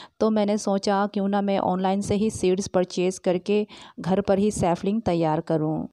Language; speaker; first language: Hindi; native; Hindi